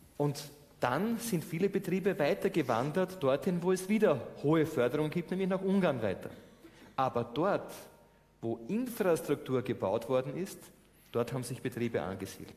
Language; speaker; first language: German; native; German